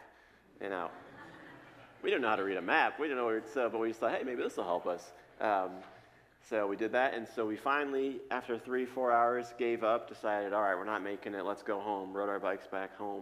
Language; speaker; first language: English; native; English